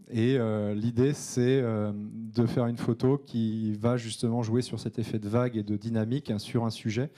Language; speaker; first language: French; native; French